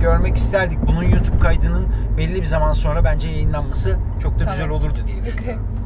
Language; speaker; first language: Turkish; native; Turkish